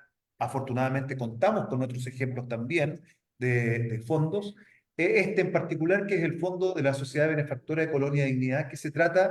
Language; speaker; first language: Spanish; native; Spanish